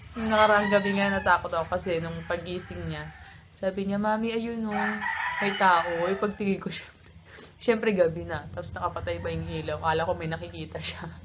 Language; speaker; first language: Filipino; native; Filipino